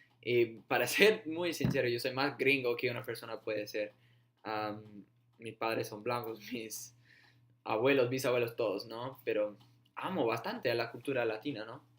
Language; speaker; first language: Spanish; non-native, fluent; English